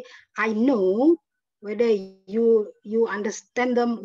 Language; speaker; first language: English; non-native, fluent; Indonesian